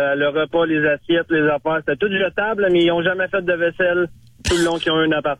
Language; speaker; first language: French; native; French